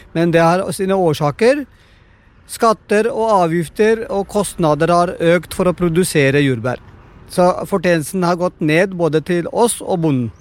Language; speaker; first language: Norwegian; non-native, fluent; Punjabi